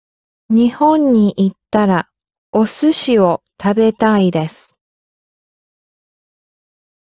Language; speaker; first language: Japanese; non-native, learner; English